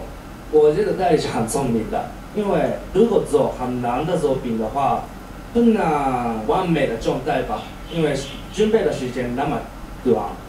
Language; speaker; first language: Chinese; non-native, learner; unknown